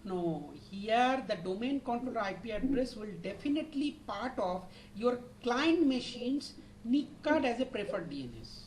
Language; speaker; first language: English; non-native, local second language; Bangla